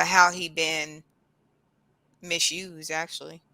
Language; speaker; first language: English; native; English